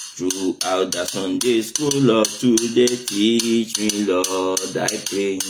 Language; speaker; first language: English; non-native, local second language; Yoruba